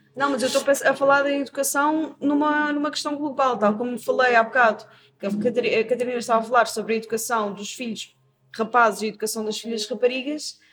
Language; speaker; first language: Portuguese; native; Portuguese